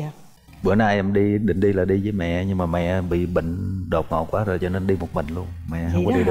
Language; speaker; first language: Vietnamese; native; Vietnamese